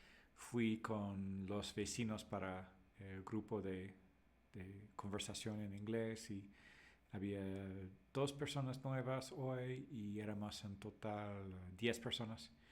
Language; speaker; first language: Spanish; non-native, fluent; English